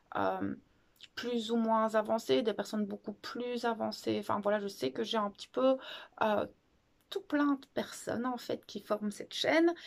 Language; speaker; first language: French; native; French